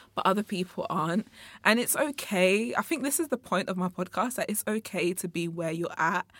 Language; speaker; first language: English; native; English